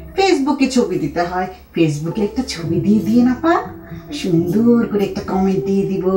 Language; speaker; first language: Bangla; non-native, fluent; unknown